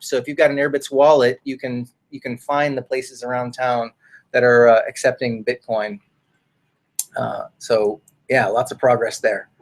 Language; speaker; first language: English; native; English